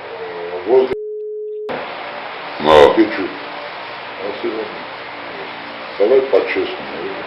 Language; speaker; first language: Russian; non-native, learner; Armenian